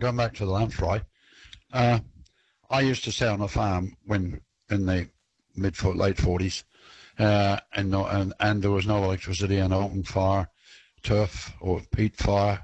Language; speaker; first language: English; native; English